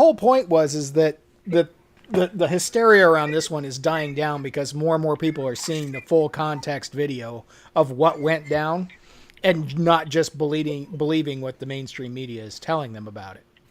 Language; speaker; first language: English; native; English